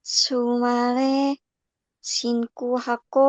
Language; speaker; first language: Korean; non-native, learner; Thai